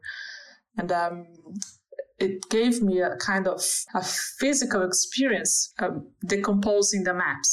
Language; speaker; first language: English; non-native, fluent; Portuguese